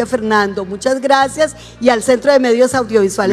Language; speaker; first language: Spanish; native; Spanish